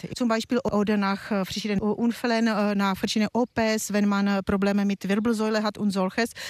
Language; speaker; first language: German; non-native, fluent; Czech